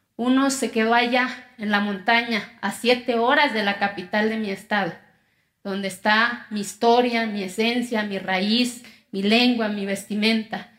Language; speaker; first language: Spanish; non-native, local second language; Zapotec